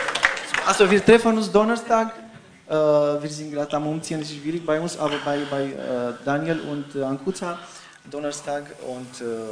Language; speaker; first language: German; non-native, fluent; Romanian